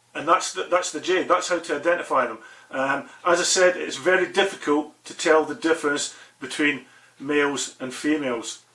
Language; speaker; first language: English; native; English